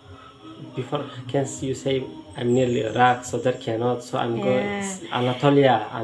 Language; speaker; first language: English; non-native, learner; Turkish